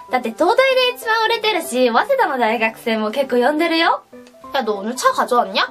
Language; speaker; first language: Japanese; non-native, fluent; Korean